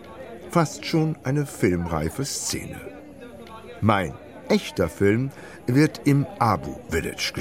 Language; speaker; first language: German; native; German